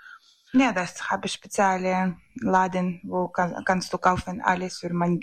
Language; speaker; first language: German; non-native, learner; Ukrainian